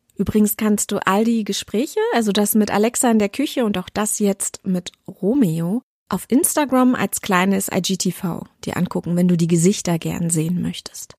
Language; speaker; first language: German; native; German